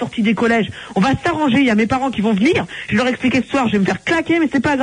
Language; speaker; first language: French; native; French